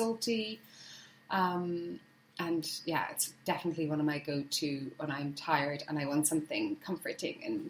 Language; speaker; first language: English; native; English